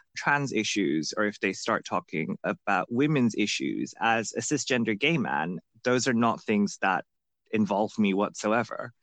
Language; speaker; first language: English; non-native, local second language; Bangla